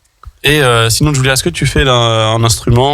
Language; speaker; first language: French; native; French